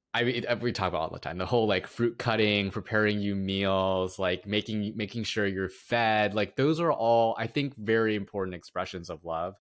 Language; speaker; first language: English; native; English